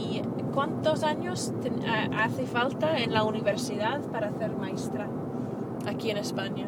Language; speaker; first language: Spanish; non-native, fluent; English